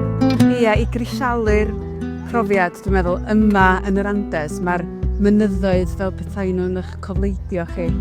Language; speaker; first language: Welsh; native; Welsh